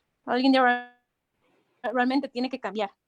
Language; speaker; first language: Spanish; native; Spanish